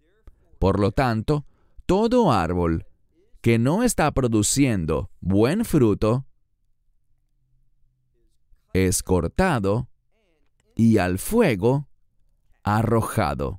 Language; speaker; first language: Spanish; native; Spanish